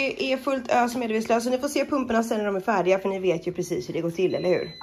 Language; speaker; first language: Swedish; native; Swedish